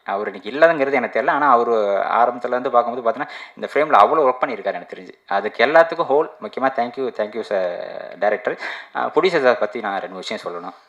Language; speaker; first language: Tamil; native; Tamil